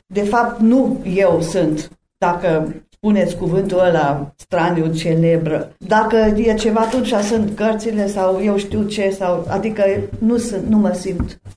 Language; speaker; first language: Romanian; non-native, local second language; German